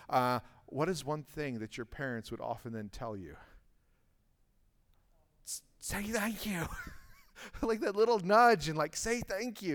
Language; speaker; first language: English; native; English